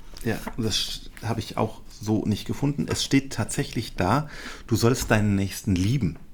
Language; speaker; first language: German; native; German